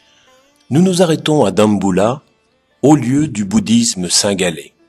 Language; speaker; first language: French; native; French